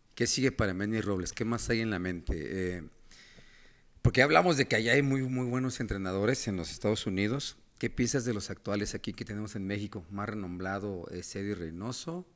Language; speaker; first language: Spanish; native; Spanish